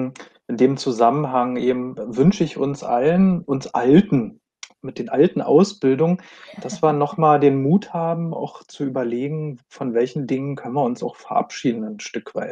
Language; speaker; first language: German; native; German